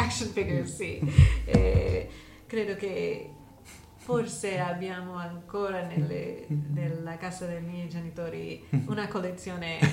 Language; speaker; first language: Italian; non-native, learner; English